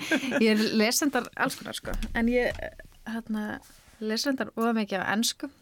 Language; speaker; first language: Icelandic; native; Icelandic